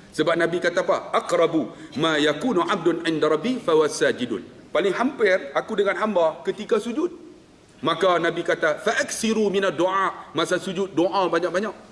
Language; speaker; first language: Malay; native; Malay